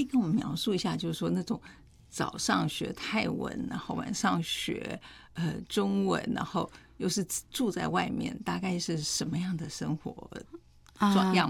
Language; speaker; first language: Chinese; native; Chinese